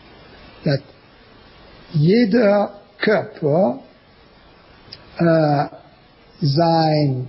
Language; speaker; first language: German; non-native, learner; French